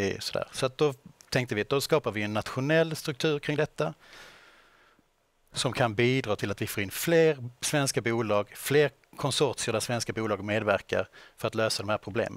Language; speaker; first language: Swedish; native; Swedish